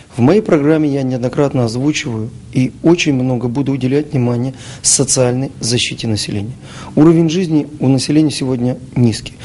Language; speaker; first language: Russian; native; Russian